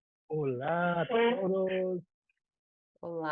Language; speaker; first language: Spanish; non-native, learner; Portuguese